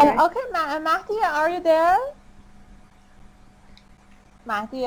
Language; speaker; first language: English; non-native, fluent; Persian